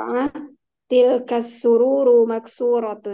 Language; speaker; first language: Arabic; non-native, learner; Indonesian